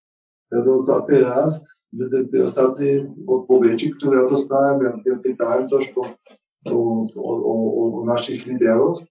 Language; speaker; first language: Polish; non-native, learner; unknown